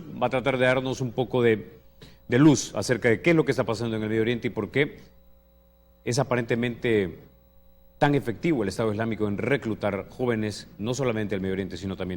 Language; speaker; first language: Spanish; native; Spanish